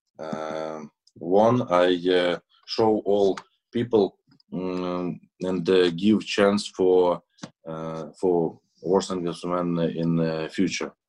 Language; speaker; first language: English; non-native, learner; Russian